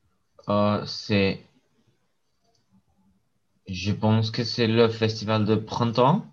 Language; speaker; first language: French; non-native, learner; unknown